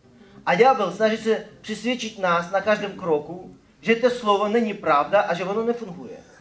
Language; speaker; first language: Czech; non-native, fluent; Ukrainian